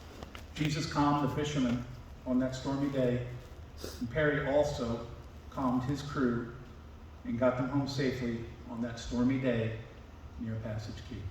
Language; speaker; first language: English; native; English